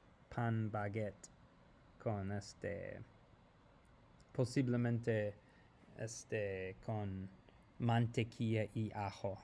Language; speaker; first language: Spanish; non-native, fluent; English